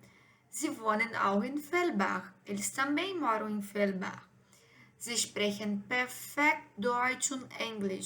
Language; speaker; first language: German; non-native, fluent; Portuguese